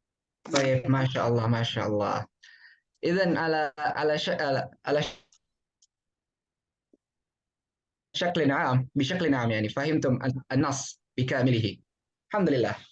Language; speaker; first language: Arabic; non-native, fluent; Indonesian